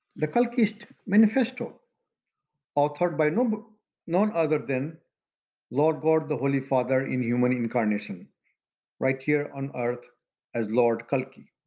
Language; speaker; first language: English; non-native, local second language; Maithili